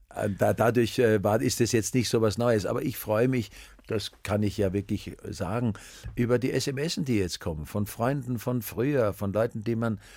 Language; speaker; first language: German; native; German